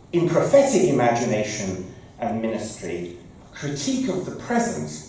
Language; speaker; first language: English; native; English